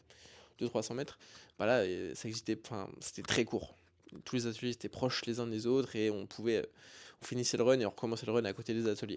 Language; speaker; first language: French; native; French